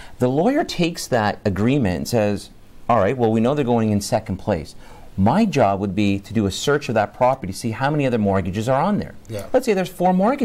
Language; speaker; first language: English; native; English